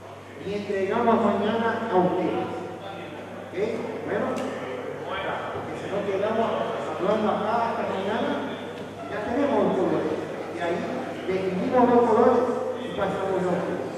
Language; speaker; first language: Spanish; non-native, fluent; Portuguese